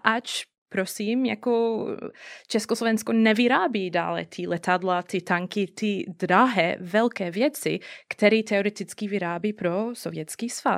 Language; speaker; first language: Czech; non-native, fluent; English